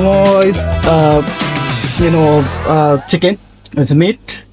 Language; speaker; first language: English; non-native, learner; Nepali